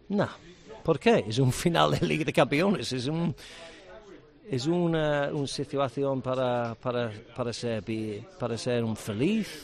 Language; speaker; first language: Spanish; non-native, learner; English